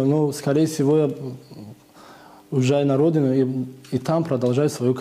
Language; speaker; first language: Russian; non-native, fluent; Tajik